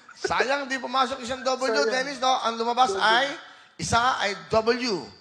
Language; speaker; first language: Filipino; native; Filipino